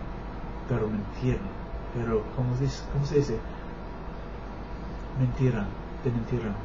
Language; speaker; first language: Spanish; non-native, learner; English